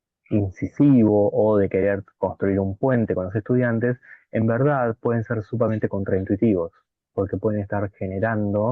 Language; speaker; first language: Spanish; native; Spanish